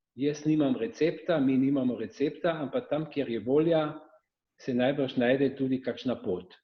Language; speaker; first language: Slovenian; native; Slovenian